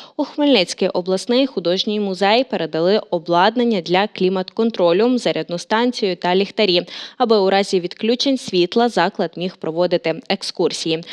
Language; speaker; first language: Ukrainian; native; Ukrainian